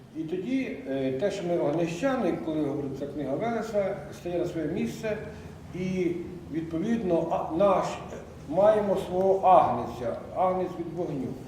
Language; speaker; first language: Ukrainian; native; Ukrainian